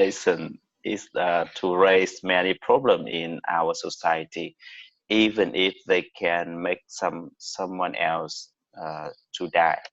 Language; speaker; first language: English; non-native, learner; Vietnamese